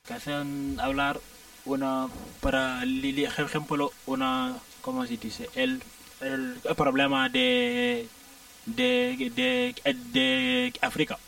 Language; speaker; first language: Spanish; non-native, learner; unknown